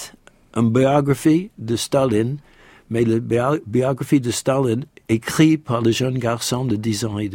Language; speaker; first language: French; non-native, fluent; English